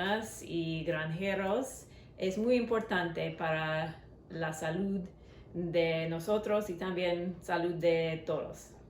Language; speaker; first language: Spanish; non-native, learner; English